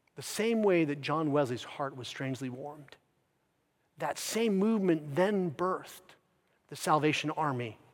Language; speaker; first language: English; native; English